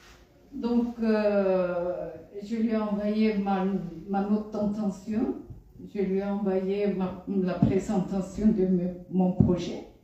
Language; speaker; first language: French; non-native, fluent; Kurdish